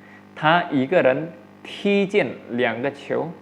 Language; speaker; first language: Chinese; non-native, fluent; Indonesian